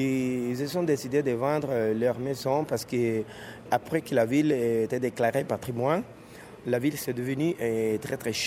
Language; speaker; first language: French; non-native, fluent; Spanish